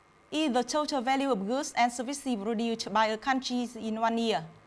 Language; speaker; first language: English; non-native, fluent; Vietnamese